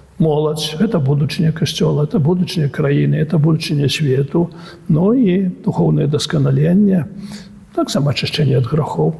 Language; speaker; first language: Belarusian; native; Belarusian